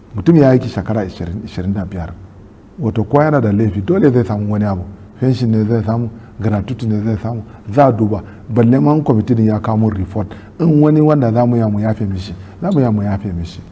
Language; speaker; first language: Hausa; non-native, local second language; Kanuri